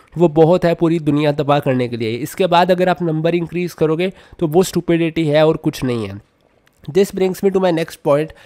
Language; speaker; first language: Hindi; native; Hindi